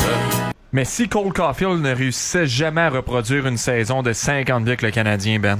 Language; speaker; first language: French; native; French